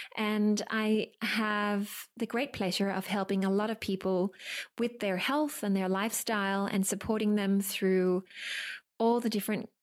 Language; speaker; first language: English; non-native, fluent; Danish